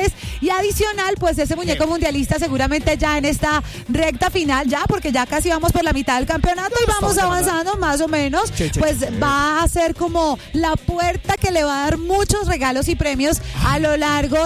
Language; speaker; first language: Spanish; native; Spanish